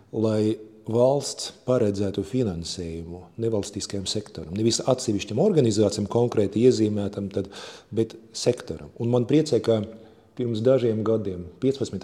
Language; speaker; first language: Latvian; non-native, local second language; Russian